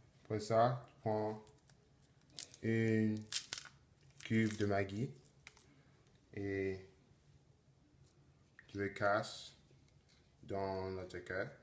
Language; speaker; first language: French; non-native, learner; English